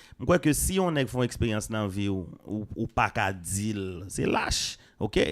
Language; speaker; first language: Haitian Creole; native; Haitian Creole